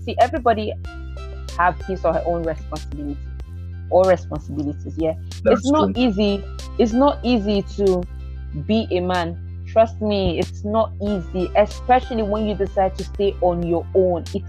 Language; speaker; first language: English; non-native, local second language; Igbo